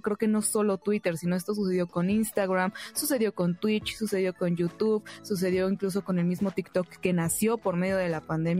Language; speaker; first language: Spanish; native; Spanish